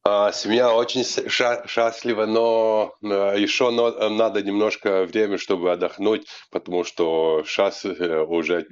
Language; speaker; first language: Russian; non-native, local second language; Latvian